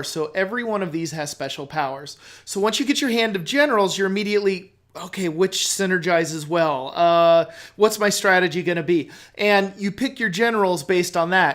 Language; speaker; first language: English; native; English